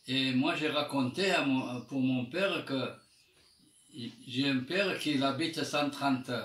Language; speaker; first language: French; non-native, fluent; Armenian